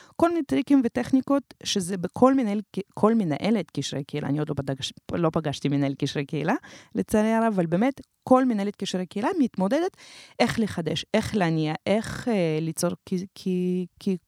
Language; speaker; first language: Hebrew; early bilingual, other home language; Romanian